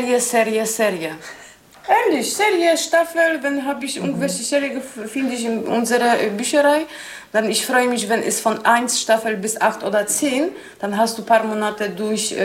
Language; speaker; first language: German; non-native, learner; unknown